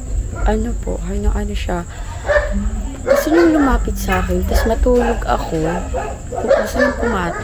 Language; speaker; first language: Filipino; non-native, local second language; Cebuano